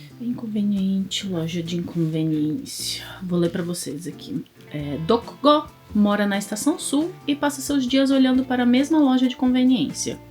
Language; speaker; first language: Portuguese; native; Portuguese